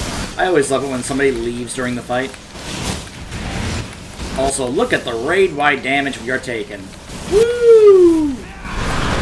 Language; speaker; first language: English; native; English